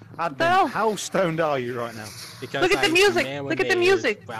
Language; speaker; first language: English; non-native, fluent; Polish